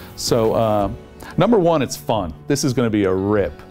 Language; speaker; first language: English; native; English